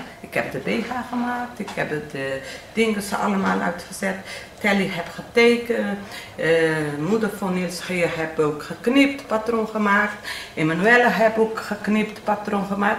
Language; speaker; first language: Dutch; non-native, learner; Portuguese